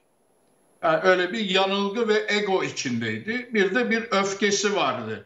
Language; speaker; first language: Turkish; native; Turkish